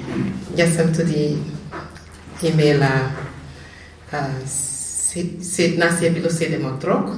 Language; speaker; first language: Slovenian; non-native, fluent; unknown